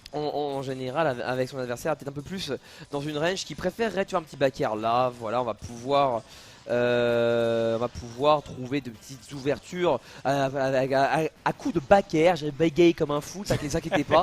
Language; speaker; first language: French; native; French